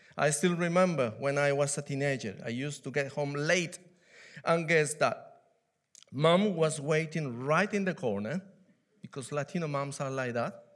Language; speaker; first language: English; non-native, fluent; Spanish